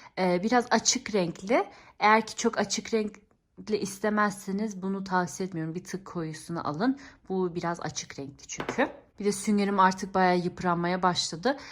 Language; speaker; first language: Turkish; early bilingual, heritage; Turkish